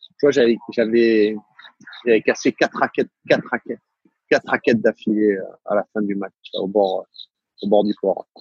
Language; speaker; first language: French; native; French